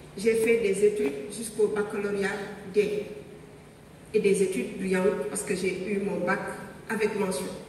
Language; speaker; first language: French; non-native, local second language; Wolof